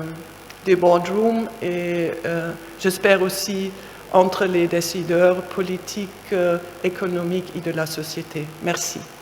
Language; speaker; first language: French; non-native, fluent; German